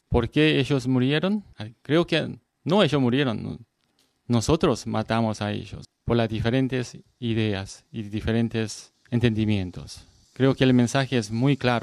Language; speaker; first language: Spanish; non-native, learner; Korean